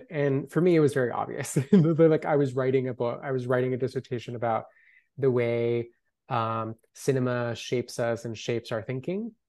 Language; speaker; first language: English; non-native, fluent; Spanish